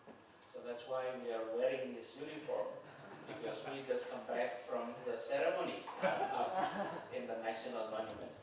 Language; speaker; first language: English; non-native, fluent; Indonesian